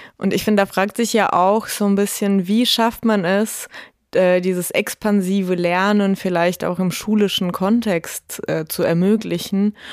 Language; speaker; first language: German; early bilingual, other home language; Russian